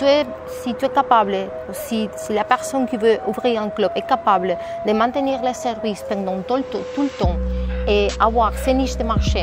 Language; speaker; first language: French; non-native, fluent; Spanish